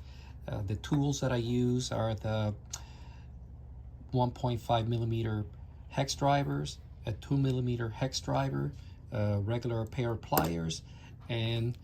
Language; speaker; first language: English; native; English